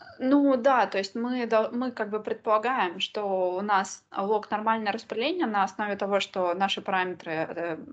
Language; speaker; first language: Russian; native; Russian